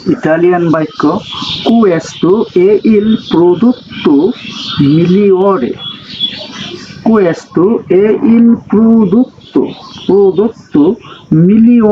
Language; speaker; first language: Italian; non-native, learner; Bangla